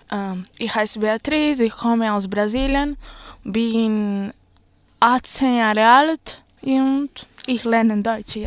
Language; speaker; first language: German; non-native, learner; Portuguese